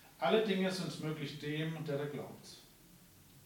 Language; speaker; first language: German; native; German